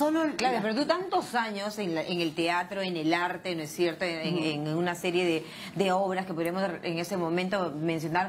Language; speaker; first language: Spanish; native; Spanish